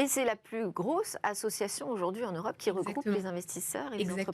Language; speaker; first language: French; native; French